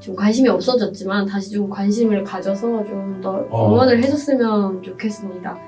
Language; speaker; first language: Korean; non-native, fluent; Burmese